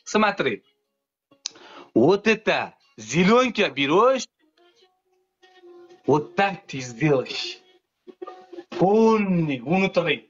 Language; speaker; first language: Russian; non-native, learner; Uzbek